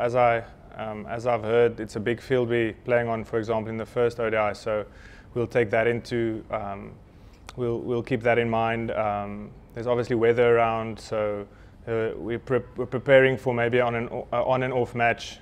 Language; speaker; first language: English; non-native, local second language; Afrikaans